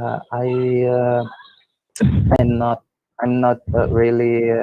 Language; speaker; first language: English; non-native, learner; Indonesian